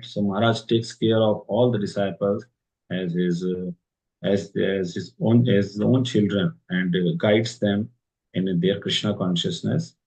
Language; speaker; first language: English; non-native, local second language; Hindi